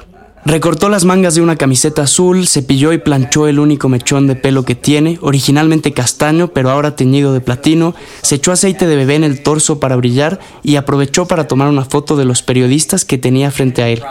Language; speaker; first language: Spanish; native; Spanish